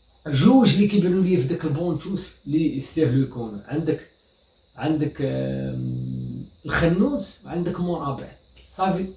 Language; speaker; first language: Arabic; native; Arabic